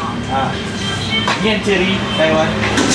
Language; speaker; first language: Chinese; non-native, learner; Filipino